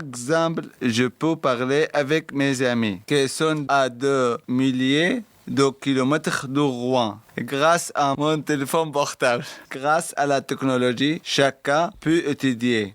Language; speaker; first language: French; non-native, learner; Arabic